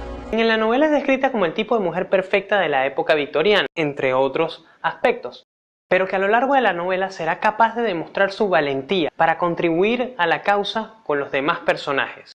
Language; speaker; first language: Spanish; native; Spanish